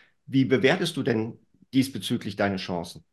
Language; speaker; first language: German; native; German